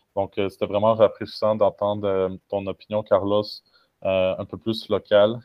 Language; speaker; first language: French; native; French